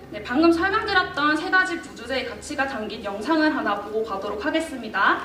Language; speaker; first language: Korean; native; Korean